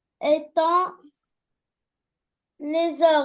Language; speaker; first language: French; non-native, learner; Arabic